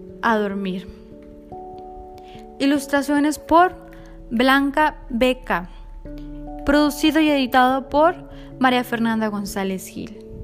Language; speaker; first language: Spanish; native; Spanish